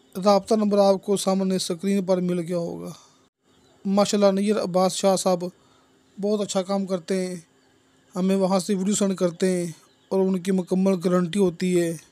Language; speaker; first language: Urdu; non-native, local second language; Punjabi